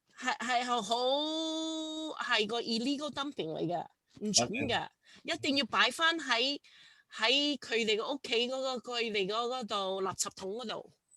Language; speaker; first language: Cantonese; early bilingual, heritage; Cantonese